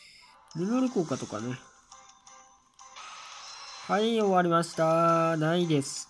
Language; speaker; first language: Japanese; native; Japanese